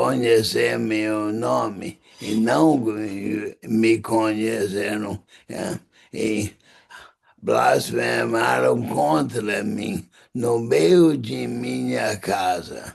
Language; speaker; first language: Portuguese; non-native, fluent; English